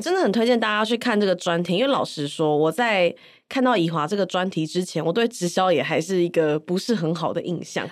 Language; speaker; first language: Chinese; native; Chinese